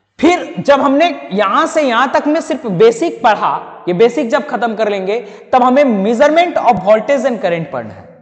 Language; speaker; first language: Hindi; native; Hindi